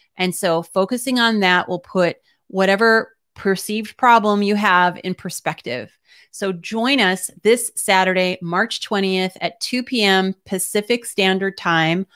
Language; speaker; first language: English; native; English